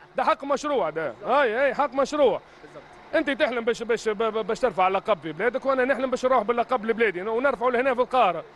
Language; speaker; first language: Arabic; native; Arabic